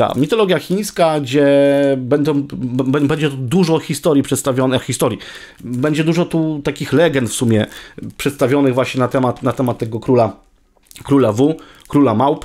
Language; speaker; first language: Polish; native; Polish